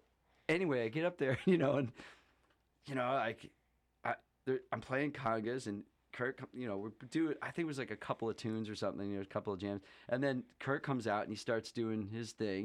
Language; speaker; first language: English; native; English